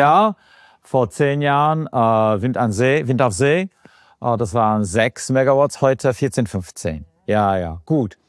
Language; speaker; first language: German; non-native, fluent; English